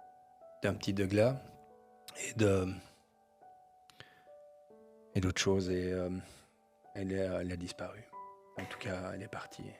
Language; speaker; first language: French; native; French